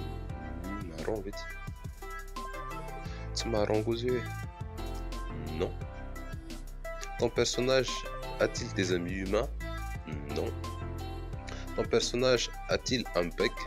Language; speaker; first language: French; non-native, local second language; Malagasy